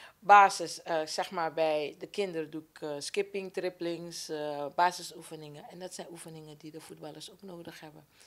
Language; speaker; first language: Dutch; native; Dutch